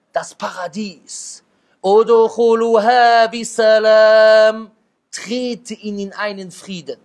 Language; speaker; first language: German; native; German